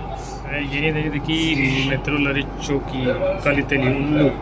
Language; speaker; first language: Turkish; non-native, fluent; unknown